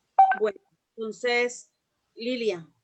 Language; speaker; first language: Spanish; native; Spanish